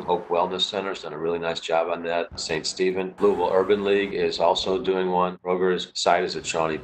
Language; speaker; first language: English; native; English